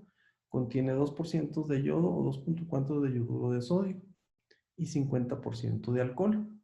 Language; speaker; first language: Spanish; native; Spanish